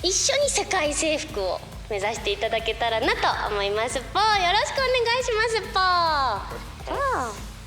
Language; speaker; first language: Japanese; native; Japanese